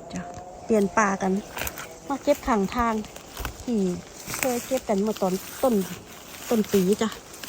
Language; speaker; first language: Thai; native; Thai